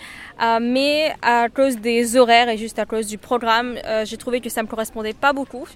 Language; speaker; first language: French; non-native, fluent; Russian